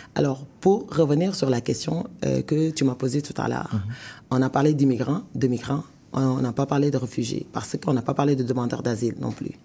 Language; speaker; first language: French; non-native, local second language; Wolof